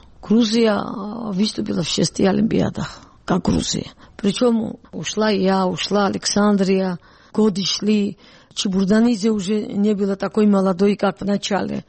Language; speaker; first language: Russian; non-native, local second language; Georgian